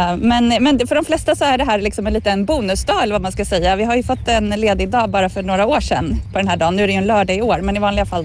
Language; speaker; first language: Swedish; native; Swedish